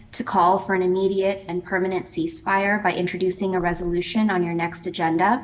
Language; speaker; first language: English; native; English